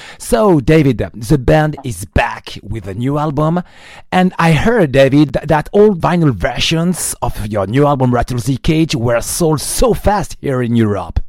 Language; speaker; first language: English; non-native, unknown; French